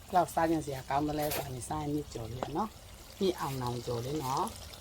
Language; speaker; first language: Burmese; non-native, local second language; Shan